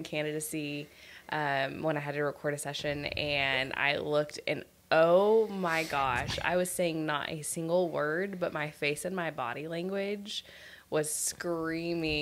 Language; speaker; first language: English; native; English